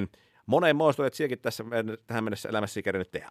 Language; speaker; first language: Finnish; native; Finnish